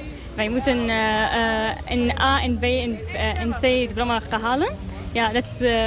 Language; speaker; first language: Dutch; non-native, learner; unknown